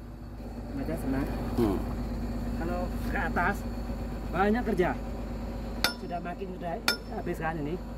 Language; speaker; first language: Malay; non-native, local second language; Javanese